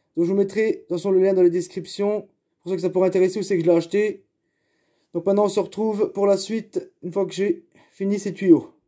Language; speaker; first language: French; native; French